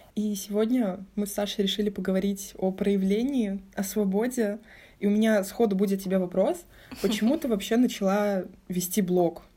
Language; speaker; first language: Russian; native; Russian